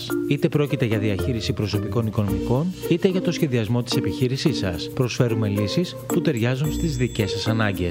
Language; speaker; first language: Greek; native; Greek